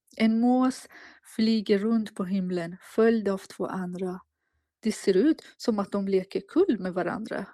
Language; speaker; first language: Swedish; non-native, fluent; Persian